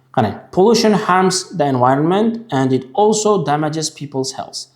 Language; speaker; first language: English; non-native, fluent; Uzbek